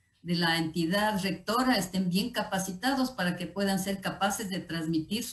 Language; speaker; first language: Spanish; native; Spanish